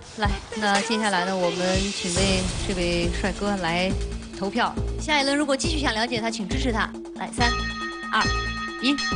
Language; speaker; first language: Chinese; native; Chinese